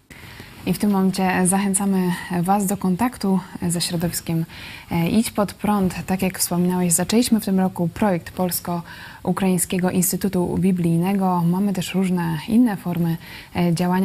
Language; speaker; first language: Polish; native; Polish